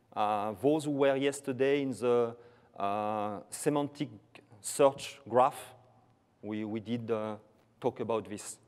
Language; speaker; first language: English; non-native, fluent; French